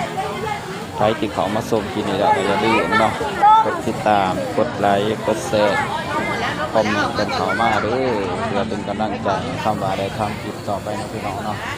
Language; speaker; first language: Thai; non-native, local second language; Northeastern Thai